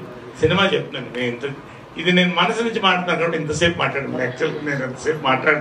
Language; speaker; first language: Telugu; native; Telugu